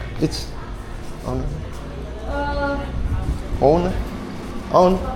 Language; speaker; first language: English; non-native, learner; Polish